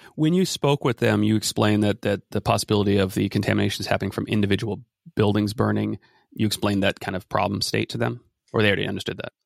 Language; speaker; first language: English; native; English